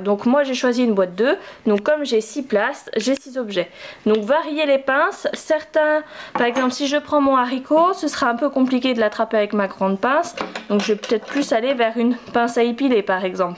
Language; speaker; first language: French; native; French